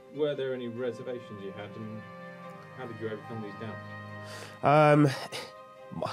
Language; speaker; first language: English; native; English